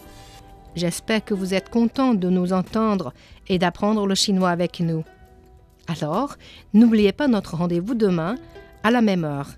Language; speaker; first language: French; non-native, fluent; Chinese